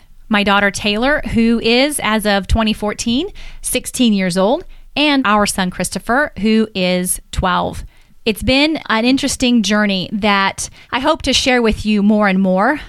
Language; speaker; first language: English; native; English